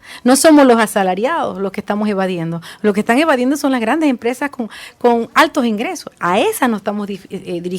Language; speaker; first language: Spanish; native; Spanish